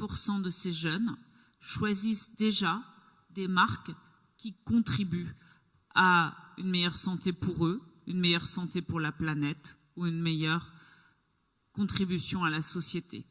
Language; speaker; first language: French; native; French